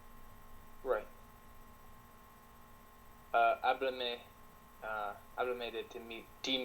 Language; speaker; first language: Spanish; non-native, learner; English